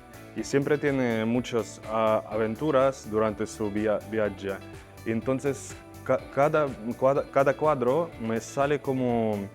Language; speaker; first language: Spanish; non-native, learner; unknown